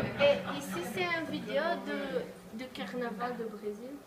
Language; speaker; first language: French; non-native, learner; Portuguese